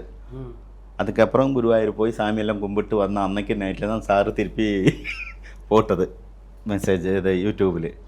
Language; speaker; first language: Tamil; non-native, local second language; Malayalam